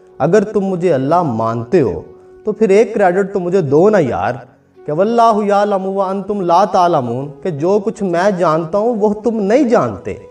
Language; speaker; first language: Urdu; non-native, local second language; Punjabi